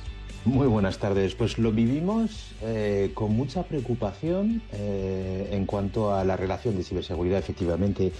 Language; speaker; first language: Spanish; native; Spanish